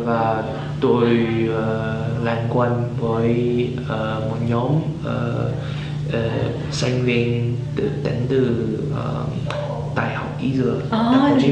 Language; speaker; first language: Vietnamese; non-native, learner; Chinese